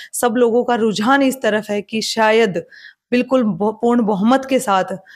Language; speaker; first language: Hindi; native; Hindi